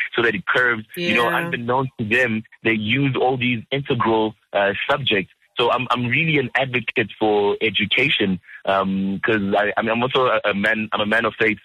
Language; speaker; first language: English; early bilingual, other home language; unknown